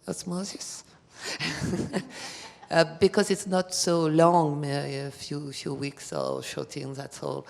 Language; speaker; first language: English; non-native, learner; French